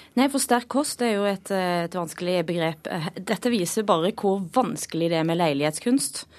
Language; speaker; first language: Norwegian; native; Norwegian